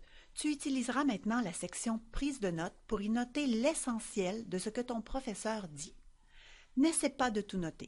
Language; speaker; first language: French; native; French